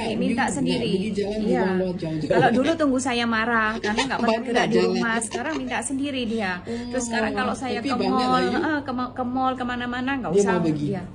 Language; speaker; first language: Indonesian; non-native, local second language; Malay